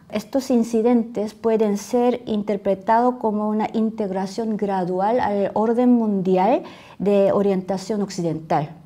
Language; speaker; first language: Spanish; non-native, fluent; Korean